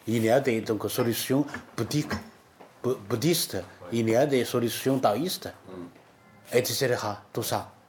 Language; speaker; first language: French; non-native, learner; Chinese